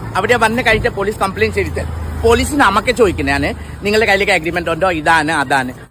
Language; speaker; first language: Malayalam; non-native, learner; Assamese